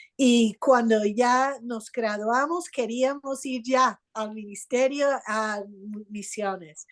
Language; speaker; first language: Spanish; non-native, fluent; English